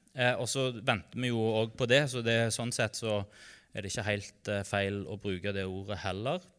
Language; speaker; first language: Norwegian; native; Norwegian